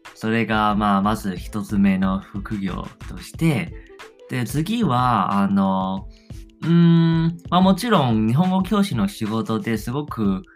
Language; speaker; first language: Japanese; non-native, fluent; Chinese